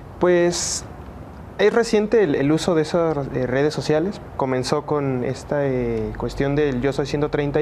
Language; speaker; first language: Spanish; native; Spanish